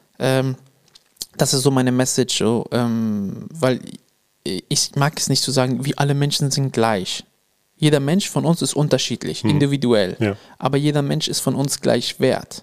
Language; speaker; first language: German; early bilingual, other home language; Arabic